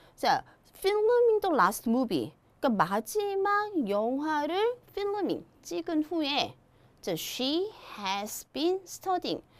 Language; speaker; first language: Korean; native; Korean